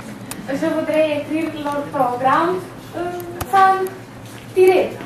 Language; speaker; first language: French; non-native, learner; Romanian